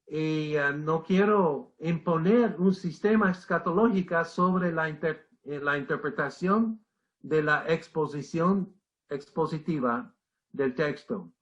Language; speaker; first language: Spanish; non-native, fluent; English